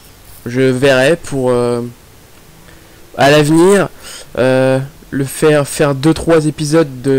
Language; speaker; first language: French; native; French